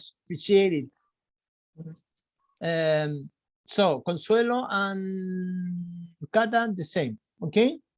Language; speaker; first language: English; non-native, fluent; Spanish